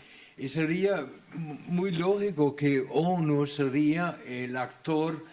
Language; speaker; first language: Spanish; non-native, local second language; Catalan